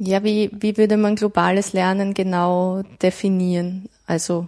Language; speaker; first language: German; native; German